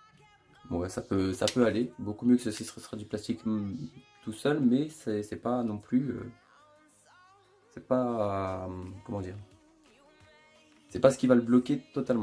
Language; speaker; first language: French; native; French